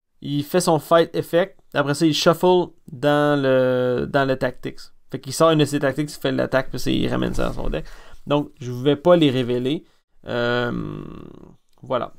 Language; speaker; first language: French; native; French